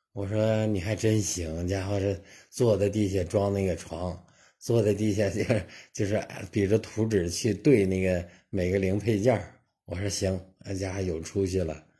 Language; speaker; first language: Chinese; native; Chinese